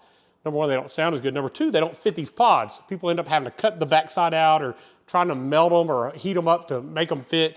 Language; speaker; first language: English; native; English